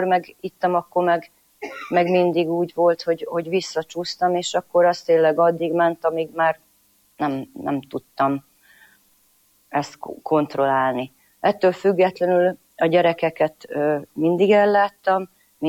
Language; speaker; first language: Hungarian; non-native, local second language; Croatian